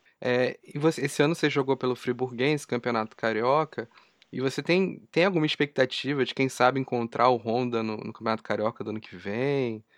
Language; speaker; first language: Portuguese; native; Portuguese